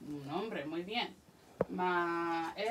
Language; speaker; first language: Spanish; early bilingual, heritage; Spanish